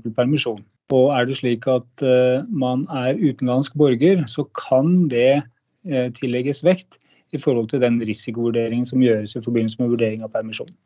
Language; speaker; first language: Norwegian; native; Norwegian